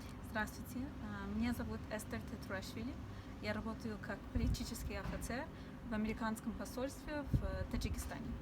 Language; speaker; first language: Russian; early bilingual, heritage; English